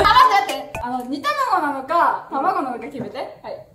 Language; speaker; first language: Japanese; native; Japanese